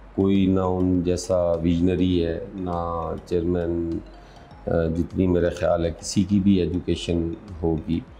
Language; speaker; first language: Urdu; non-native, local second language; Punjabi